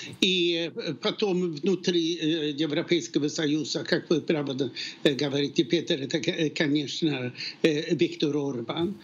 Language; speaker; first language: Russian; non-native, fluent; Swedish